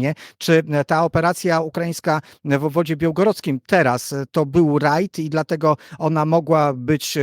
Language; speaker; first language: Polish; native; Polish